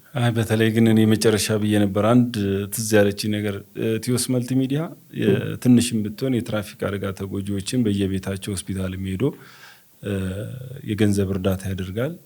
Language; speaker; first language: Amharic; native; Amharic